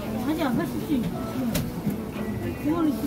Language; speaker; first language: Korean; non-native, learner; Japanese